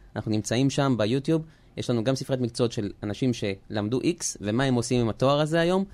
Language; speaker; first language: Hebrew; early bilingual, other home language; French